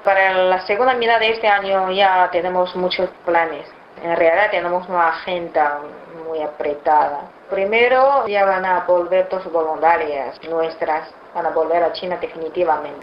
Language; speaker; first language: Spanish; non-native, fluent; Chinese